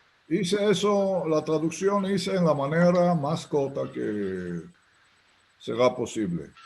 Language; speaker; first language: Spanish; non-native, fluent; Hebrew